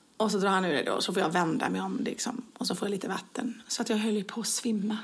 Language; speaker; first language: Swedish; native; Swedish